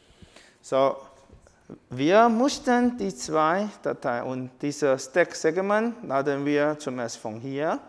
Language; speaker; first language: German; non-native, learner; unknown